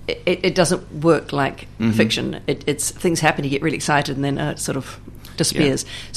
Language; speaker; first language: English; native; English